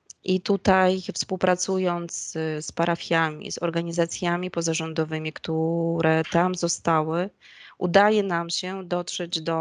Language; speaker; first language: Polish; native; Polish